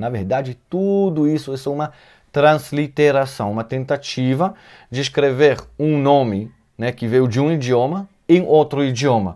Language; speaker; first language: Portuguese; non-native, fluent; Hebrew